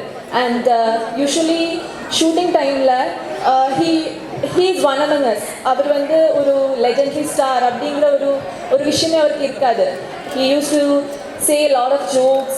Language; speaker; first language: Tamil; non-native, fluent; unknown